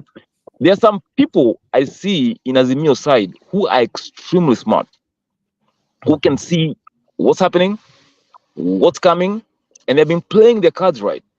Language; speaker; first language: English; non-native, local second language; Swahili